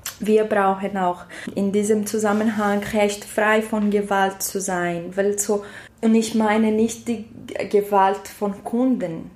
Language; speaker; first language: German; non-native, learner; Portuguese